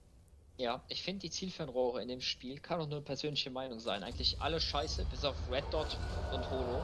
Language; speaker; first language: German; native; German